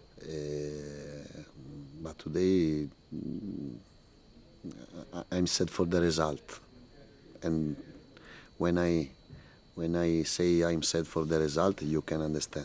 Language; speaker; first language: English; non-native, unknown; Italian